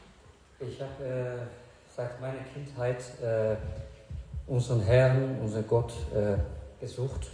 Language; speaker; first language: German; non-native, fluent; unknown